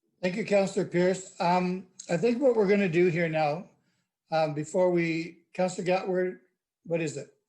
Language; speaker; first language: English; native; English